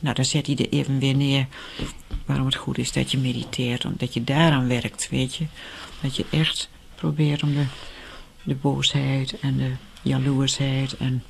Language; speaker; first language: Dutch; native; Dutch